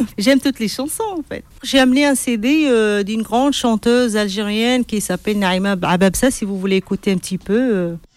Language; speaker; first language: French; non-native, local second language; Arabic